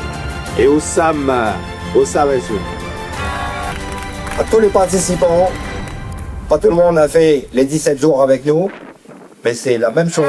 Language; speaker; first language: French; native; French